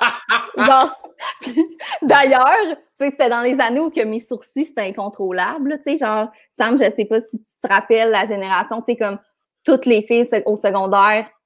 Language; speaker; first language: French; native; French